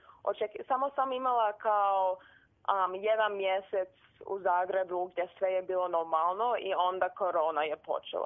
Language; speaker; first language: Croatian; early bilingual, heritage; Croatian